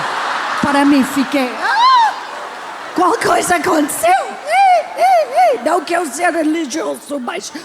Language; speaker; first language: Portuguese; non-native, learner; English